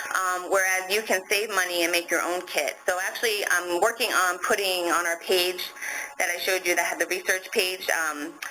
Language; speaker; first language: English; native; English